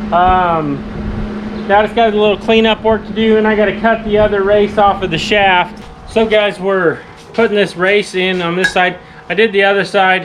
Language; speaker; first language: English; native; English